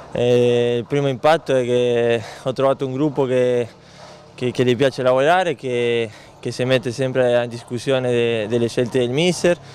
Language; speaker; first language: Italian; non-native, fluent; Spanish